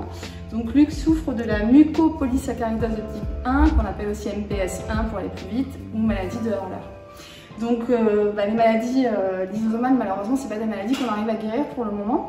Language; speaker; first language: French; native; French